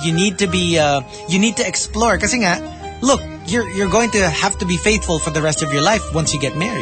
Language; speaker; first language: English; non-native, local second language; Filipino